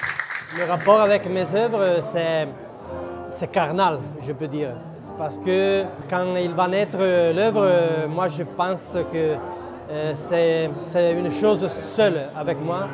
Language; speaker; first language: French; non-native, local second language; Italian